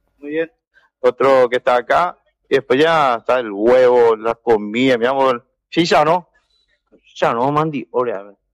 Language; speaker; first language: Spanish; native; Spanish